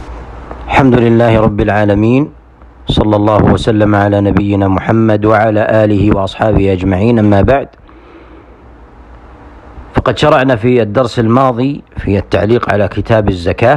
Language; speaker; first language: Arabic; native; Arabic